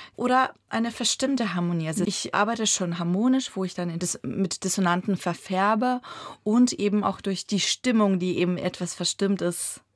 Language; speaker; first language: German; early bilingual, other home language; Russian